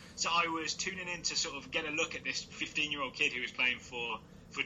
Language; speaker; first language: English; native; English